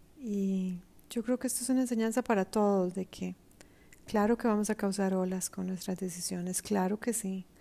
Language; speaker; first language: Spanish; native; Spanish